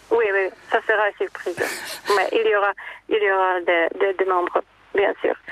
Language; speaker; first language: French; non-native, learner; Czech